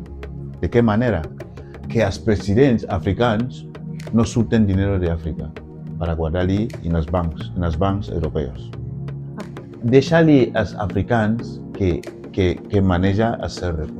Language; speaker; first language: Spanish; non-native, fluent; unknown